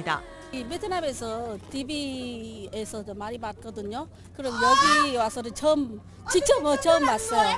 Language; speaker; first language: Korean; non-native, learner; Vietnamese